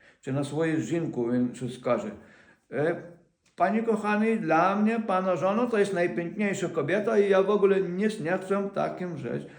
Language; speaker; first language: Polish; non-native, learner; Ukrainian